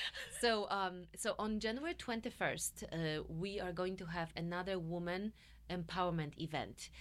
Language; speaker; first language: English; non-native, fluent; Polish